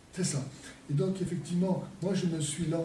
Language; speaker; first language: French; native; French